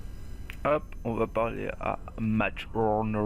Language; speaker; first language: French; native; French